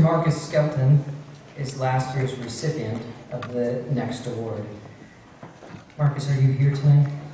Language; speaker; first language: English; native; English